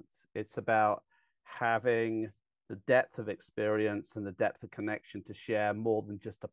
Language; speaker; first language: English; native; English